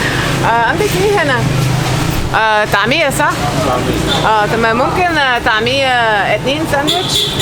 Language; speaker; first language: Arabic; non-native, learner; English